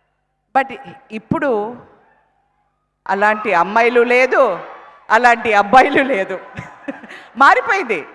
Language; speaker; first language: Telugu; non-native, fluent; Tamil